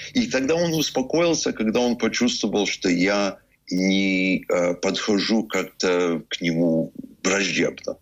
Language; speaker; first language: Russian; early bilingual, heritage; English